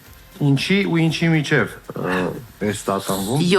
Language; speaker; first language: Armenian; native; Armenian